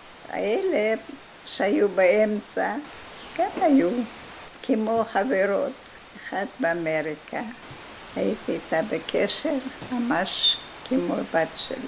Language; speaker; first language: Hebrew; non-native, fluent; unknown